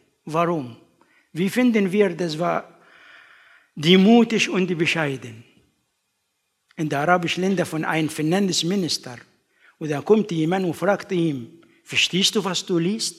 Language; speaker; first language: German; non-native, learner; Arabic